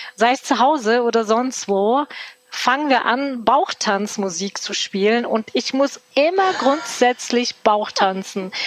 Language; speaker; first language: German; early bilingual, other home language; Turkish